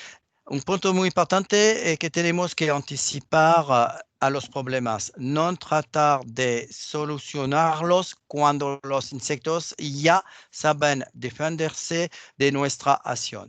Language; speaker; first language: Spanish; non-native, fluent; French